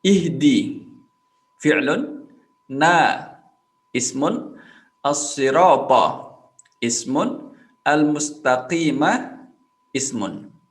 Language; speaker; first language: Arabic; non-native, fluent; Indonesian